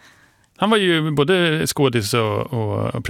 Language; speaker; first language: Swedish; non-native, fluent; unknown